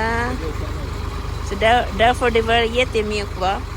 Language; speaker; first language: Swedish; non-native, learner; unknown